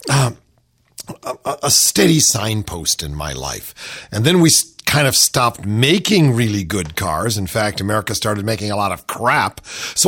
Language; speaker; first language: English; native; English